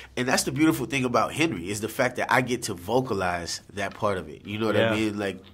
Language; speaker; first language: English; native; English